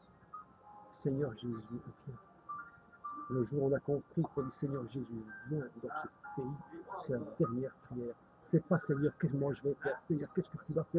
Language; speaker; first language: French; native; French